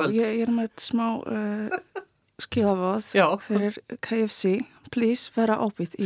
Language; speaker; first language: Icelandic; non-native, learner; Polish